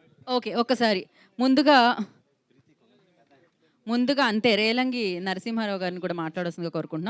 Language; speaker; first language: Telugu; native; Telugu